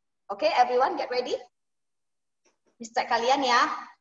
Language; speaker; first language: English; non-native, fluent; Indonesian